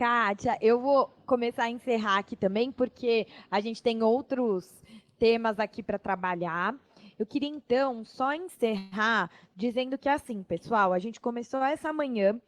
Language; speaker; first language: Portuguese; native; Portuguese